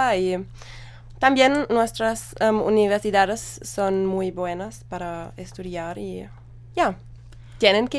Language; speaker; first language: Spanish; non-native, learner; German